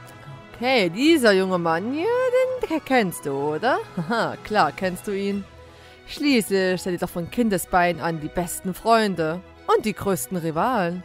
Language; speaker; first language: German; native; German